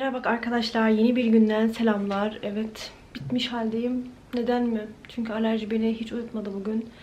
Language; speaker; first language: Turkish; early bilingual, heritage; Turkish